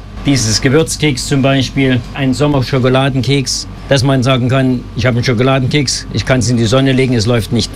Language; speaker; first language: German; native; German